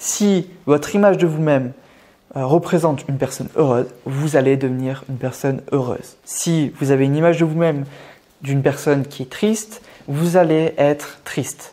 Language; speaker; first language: French; native; French